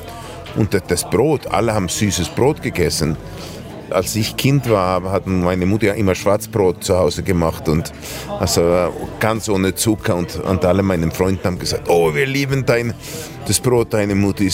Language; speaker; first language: German; early bilingual, heritage; German